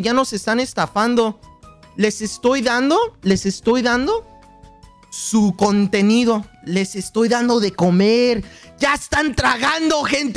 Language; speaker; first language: Spanish; native; Spanish